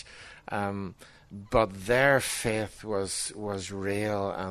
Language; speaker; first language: English; native; English